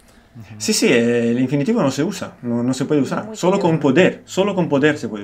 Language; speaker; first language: Spanish; non-native, fluent; Romanian